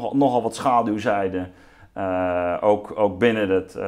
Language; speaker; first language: Dutch; native; Dutch